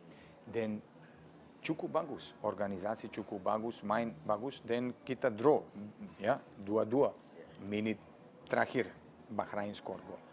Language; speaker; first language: Indonesian; non-native, fluent; Serbian